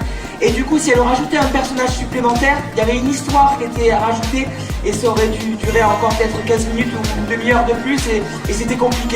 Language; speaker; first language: French; native; French